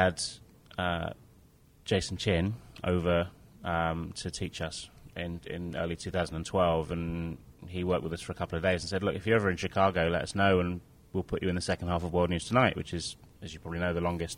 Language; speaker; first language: English; native; English